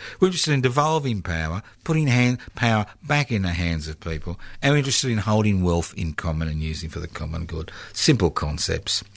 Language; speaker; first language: English; early bilingual, other home language; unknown